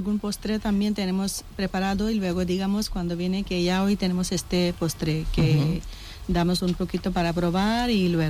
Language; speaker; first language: Spanish; non-native, learner; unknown